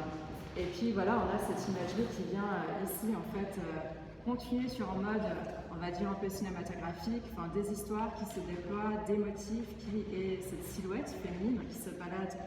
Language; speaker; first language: French; native; French